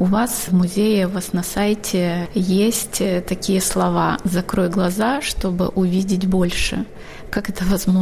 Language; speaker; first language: Russian; native; Russian